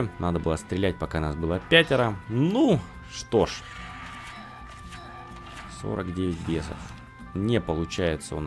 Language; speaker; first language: Russian; native; Russian